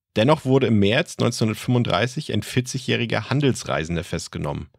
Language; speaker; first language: German; native; German